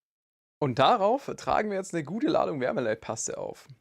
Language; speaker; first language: German; native; German